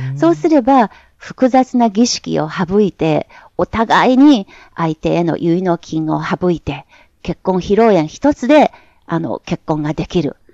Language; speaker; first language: Japanese; non-native, fluent; Chinese